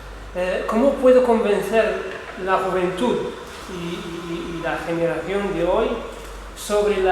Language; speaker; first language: Spanish; non-native, local second language; Arabic